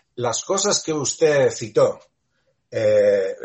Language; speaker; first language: Spanish; non-native, fluent; Polish